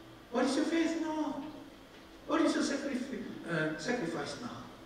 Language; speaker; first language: English; non-native, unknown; Korean